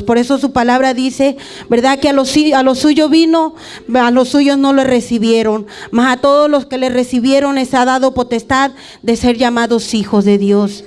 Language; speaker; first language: Spanish; native; Spanish